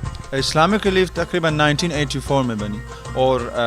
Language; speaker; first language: Hindi; early bilingual, heritage; Hindi